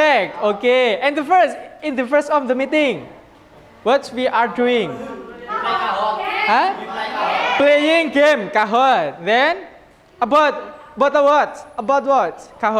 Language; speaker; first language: English; non-native, learner; Indonesian